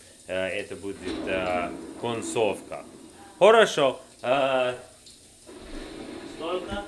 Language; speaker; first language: Russian; non-native, learner; English